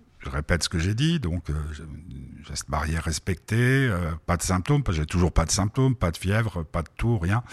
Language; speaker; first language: French; native; French